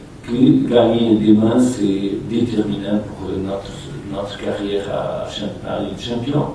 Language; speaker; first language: French; non-native, fluent; Portuguese